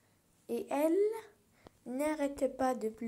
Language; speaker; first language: French; non-native, learner; English